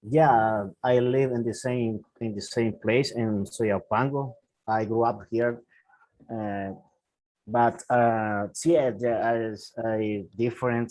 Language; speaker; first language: English; non-native, learner; Spanish